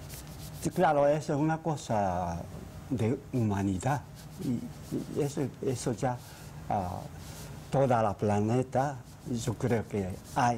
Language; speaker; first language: Spanish; non-native, fluent; Japanese